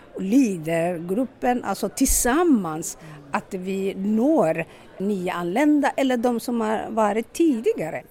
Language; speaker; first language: Swedish; non-native, local second language; Somali